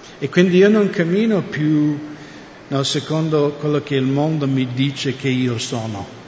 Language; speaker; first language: Italian; non-native, fluent; English